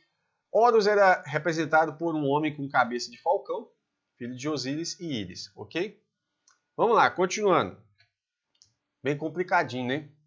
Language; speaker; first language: Portuguese; native; Portuguese